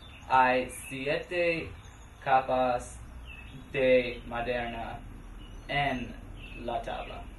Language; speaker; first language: Spanish; non-native, learner; English